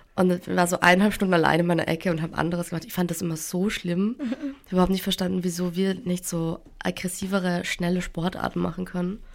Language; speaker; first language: German; native; German